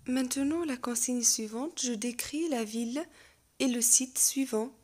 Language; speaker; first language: French; non-native, local second language; Arabic